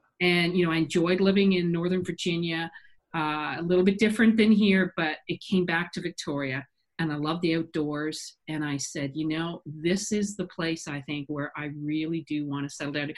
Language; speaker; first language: English; native; English